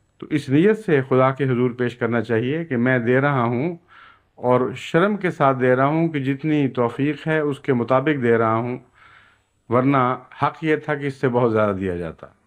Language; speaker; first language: Urdu; native; Urdu